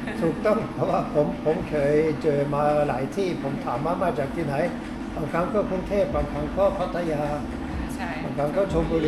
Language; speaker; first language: Thai; non-native, fluent; Norwegian